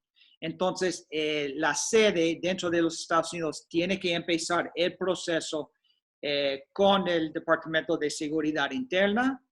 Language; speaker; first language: Spanish; non-native, fluent; English